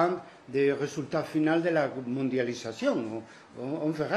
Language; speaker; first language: French; non-native, fluent; Spanish